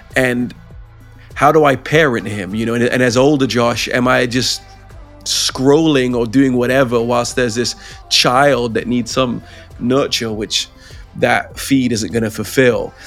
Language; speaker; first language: English; native; English